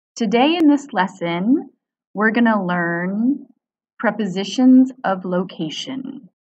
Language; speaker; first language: English; native; English